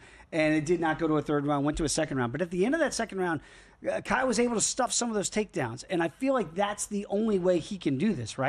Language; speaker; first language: English; native; English